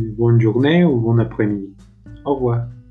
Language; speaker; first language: French; non-native, learner; Spanish